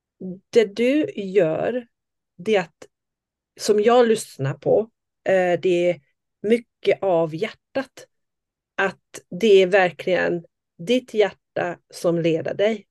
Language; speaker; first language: Swedish; non-native, fluent; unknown